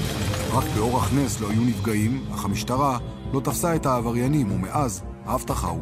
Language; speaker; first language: Hebrew; native; Hebrew